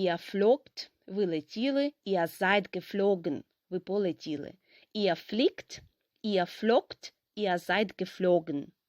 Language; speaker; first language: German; non-native, fluent; Ukrainian